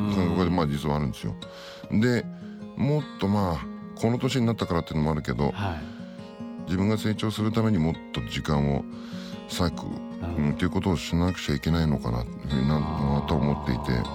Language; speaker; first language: Japanese; native; Japanese